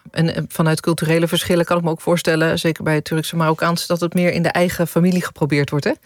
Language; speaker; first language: Dutch; native; Dutch